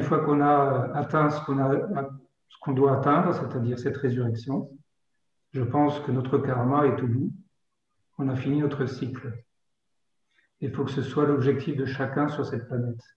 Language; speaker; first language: French; native; French